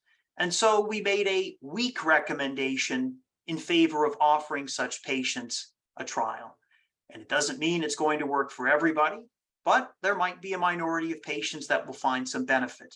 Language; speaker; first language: English; native; English